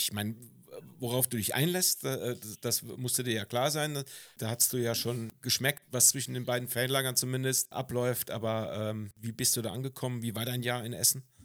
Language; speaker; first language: German; native; German